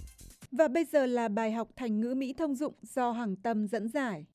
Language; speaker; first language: Vietnamese; native; Vietnamese